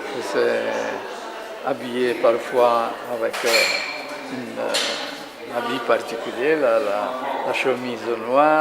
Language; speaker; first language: French; non-native, fluent; Italian